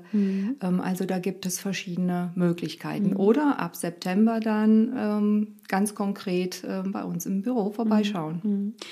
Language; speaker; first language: German; early bilingual, other home language; Romanian